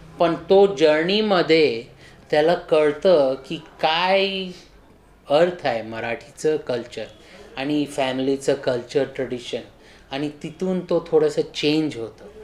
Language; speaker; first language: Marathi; early bilingual, heritage; Marathi